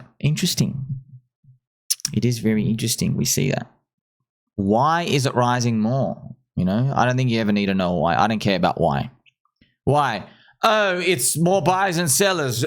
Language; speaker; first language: English; native; English